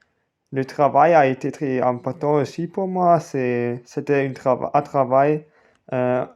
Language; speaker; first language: French; non-native, learner; German